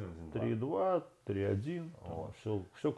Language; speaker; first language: Russian; native; Russian